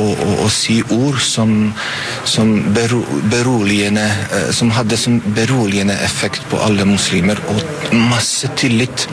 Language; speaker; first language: Norwegian; non-native, fluent; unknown